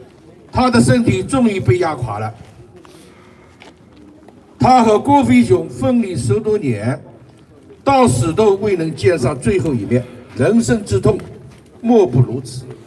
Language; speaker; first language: Chinese; native; Chinese